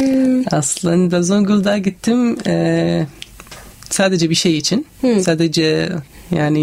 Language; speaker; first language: Turkish; non-native, learner; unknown